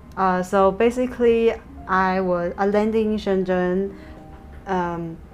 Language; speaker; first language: English; non-native, fluent; Chinese